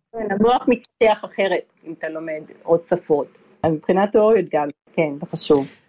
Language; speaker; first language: Hebrew; early bilingual, other home language; Polish